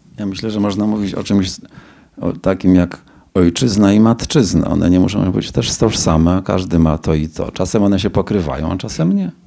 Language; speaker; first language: Polish; native; Polish